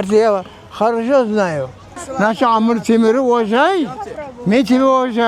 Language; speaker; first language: Russian; non-native, local second language; Uzbek